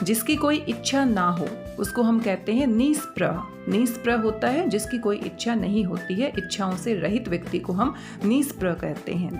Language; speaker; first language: Hindi; native; Hindi